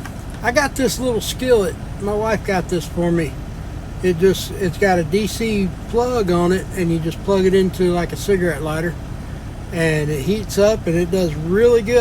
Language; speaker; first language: English; native; English